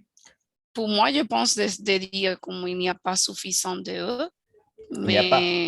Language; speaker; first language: French; non-native, learner; Spanish